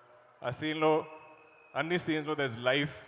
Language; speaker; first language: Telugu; non-native, learner; Malayalam